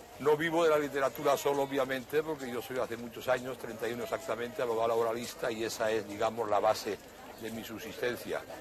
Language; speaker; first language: Spanish; native; Spanish